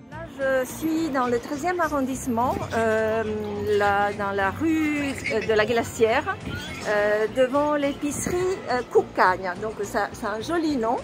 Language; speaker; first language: French; non-native, fluent; Italian